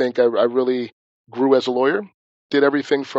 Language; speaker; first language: English; native; English